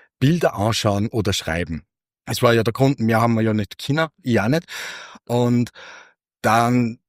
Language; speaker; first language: German; native; German